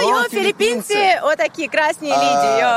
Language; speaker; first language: Czech; non-native, learner; Ukrainian